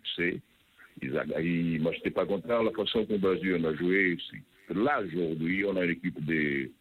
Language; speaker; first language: French; non-native, fluent; Portuguese